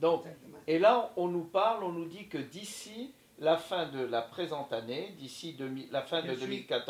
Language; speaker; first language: French; native; French